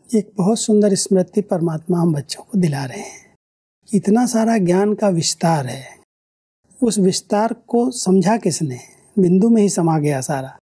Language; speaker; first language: Hindi; native; Hindi